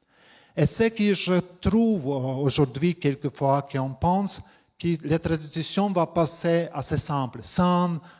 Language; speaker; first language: French; non-native, fluent; Latvian